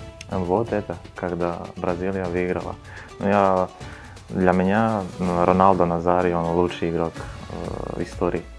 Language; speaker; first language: Russian; non-native, fluent; Serbian